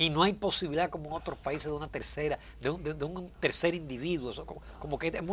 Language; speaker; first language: Spanish; native; Spanish